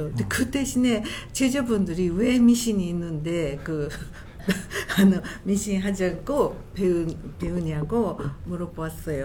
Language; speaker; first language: Korean; non-native, learner; Japanese